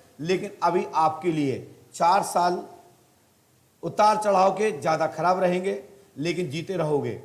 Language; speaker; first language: Hindi; native; Hindi